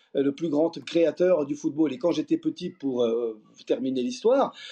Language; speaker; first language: French; early bilingual, other home language; Portuguese